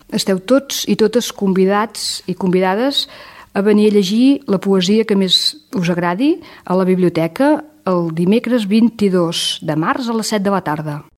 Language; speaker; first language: Catalan; native; Catalan